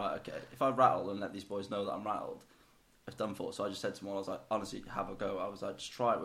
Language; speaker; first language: English; native; English